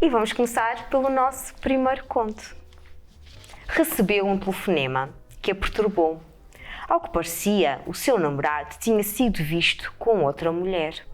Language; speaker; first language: Portuguese; native; Portuguese